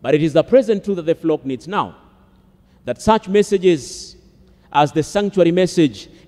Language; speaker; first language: English; non-native, local second language; Swahili